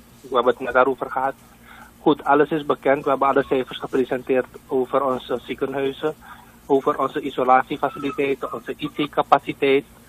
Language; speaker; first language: Dutch; native; Dutch